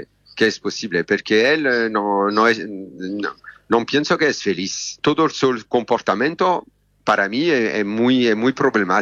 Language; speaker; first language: Spanish; non-native, learner; French